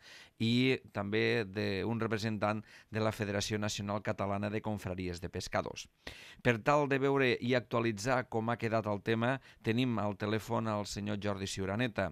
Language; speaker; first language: Catalan; native; Catalan